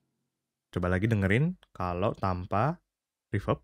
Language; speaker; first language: Indonesian; native; Indonesian